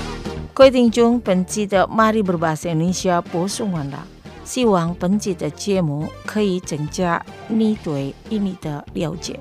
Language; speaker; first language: Chinese; early bilingual, heritage; Chinese